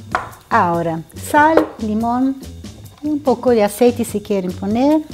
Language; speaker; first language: Spanish; non-native, fluent; Portuguese